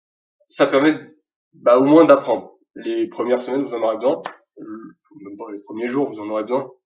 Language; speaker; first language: French; native; French